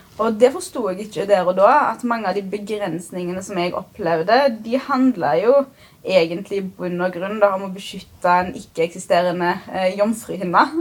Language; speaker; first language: Norwegian; early bilingual, other home language; Arabic